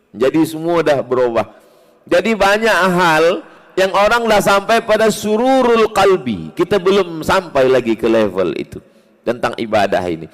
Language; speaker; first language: Malay; native; Malay